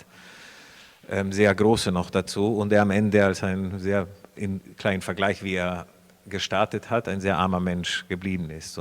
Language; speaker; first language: German; non-native, fluent; Spanish